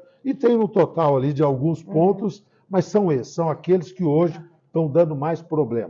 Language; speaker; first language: Portuguese; native; Portuguese